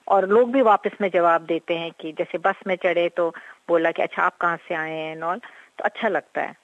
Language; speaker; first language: Hindi; non-native, local second language; Kashmiri